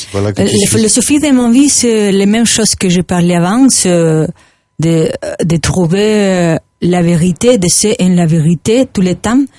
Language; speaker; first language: French; non-native, learner; Spanish